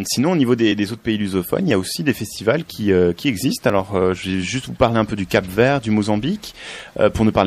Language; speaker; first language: French; native; French